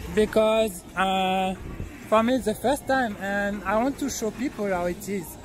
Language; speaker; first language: English; non-native, learner; French